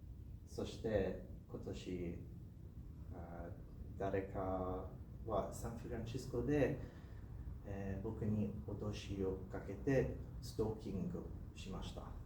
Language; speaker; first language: Japanese; non-native, learner; English